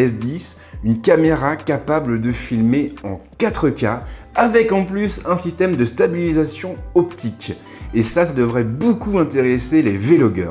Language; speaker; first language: French; native; French